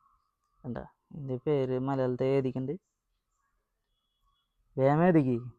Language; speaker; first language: Malayalam; non-native, learner; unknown